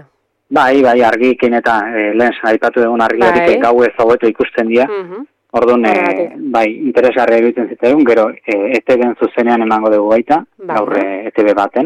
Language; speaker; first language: Basque; native; Basque